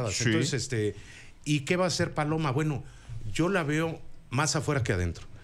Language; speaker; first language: Spanish; native; Spanish